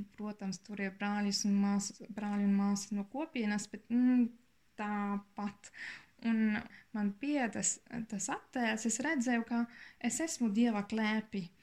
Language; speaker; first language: Latvian; non-native, learner; German